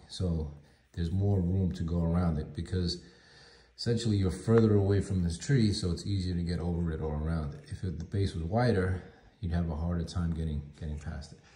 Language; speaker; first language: English; native; English